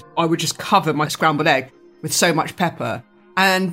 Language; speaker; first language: English; native; English